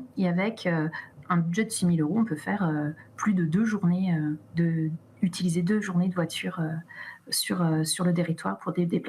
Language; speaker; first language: French; native; French